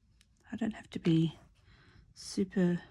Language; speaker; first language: English; native; English